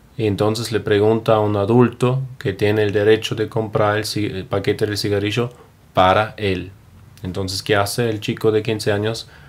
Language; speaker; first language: Spanish; non-native, fluent; German